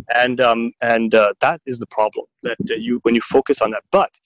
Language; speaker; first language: English; native; English